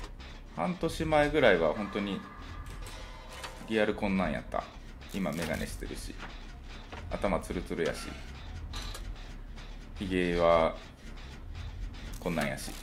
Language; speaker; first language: Japanese; native; Japanese